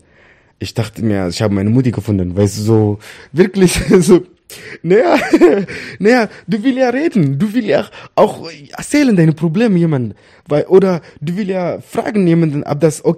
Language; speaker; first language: German; non-native, learner; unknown